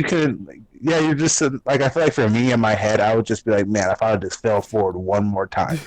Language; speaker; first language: English; native; English